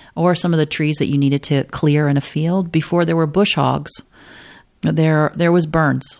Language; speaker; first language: English; native; English